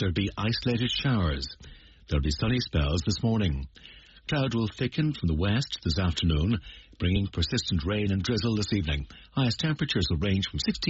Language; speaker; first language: English; native; English